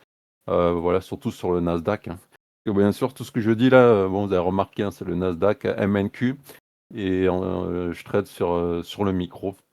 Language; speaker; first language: French; native; French